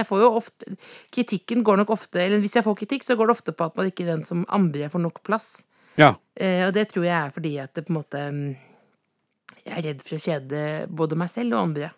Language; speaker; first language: Norwegian; native; Norwegian